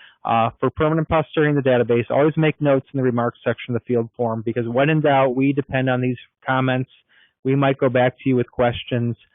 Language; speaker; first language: English; native; English